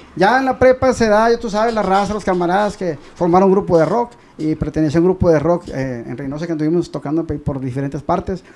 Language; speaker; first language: Spanish; native; Spanish